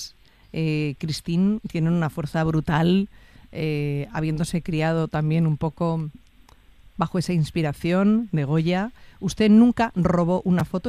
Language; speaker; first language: Spanish; native; Spanish